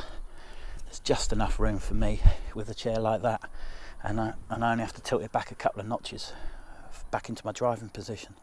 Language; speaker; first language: English; native; English